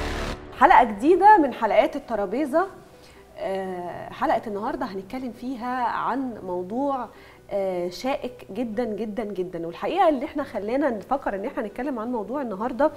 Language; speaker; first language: Arabic; native; Arabic